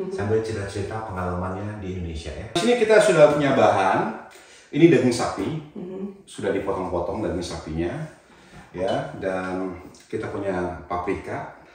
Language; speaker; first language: Indonesian; native; Indonesian